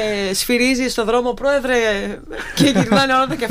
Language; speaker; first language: Greek; native; Greek